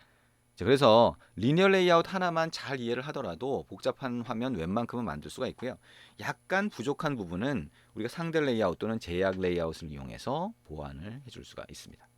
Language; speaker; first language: Korean; native; Korean